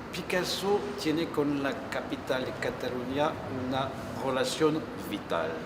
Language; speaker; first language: Spanish; non-native, fluent; French